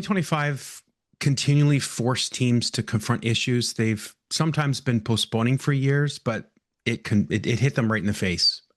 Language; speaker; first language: English; native; English